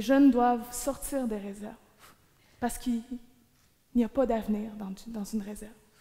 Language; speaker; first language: French; native; French